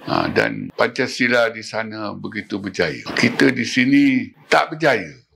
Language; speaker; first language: Malay; native; Malay